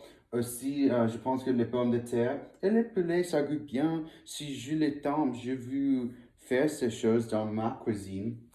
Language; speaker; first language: French; non-native, learner; English